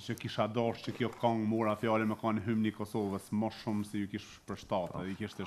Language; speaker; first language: Albanian; native; Albanian